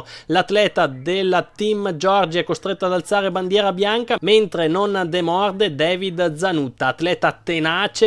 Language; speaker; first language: Italian; native; Italian